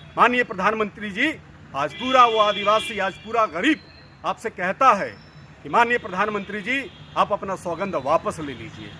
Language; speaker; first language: Hindi; native; Hindi